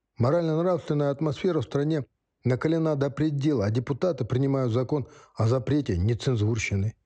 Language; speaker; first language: Russian; non-native, local second language; Kazakh